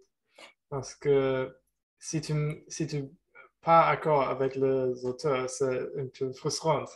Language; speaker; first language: French; non-native, learner; German